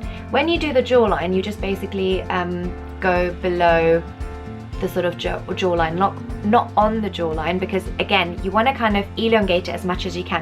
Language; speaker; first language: English; native; English